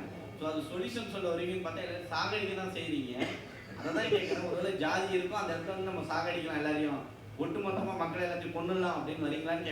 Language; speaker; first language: Tamil; native; Tamil